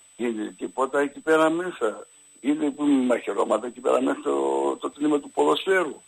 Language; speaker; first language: Greek; native; Greek